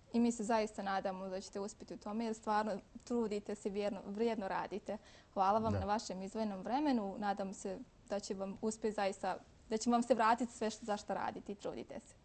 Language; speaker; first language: Croatian; native; Croatian